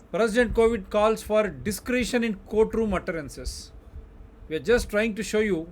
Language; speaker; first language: English; non-native, local second language; Telugu